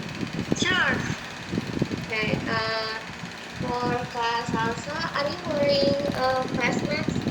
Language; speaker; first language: English; non-native, learner; Indonesian